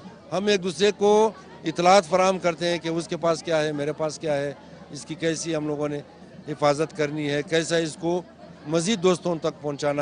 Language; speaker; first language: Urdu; non-native, local second language; Hazaragi